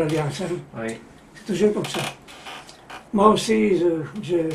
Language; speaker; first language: French; non-native, fluent; Italian